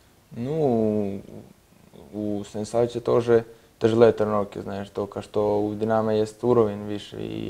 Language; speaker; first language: Russian; non-native, learner; Serbian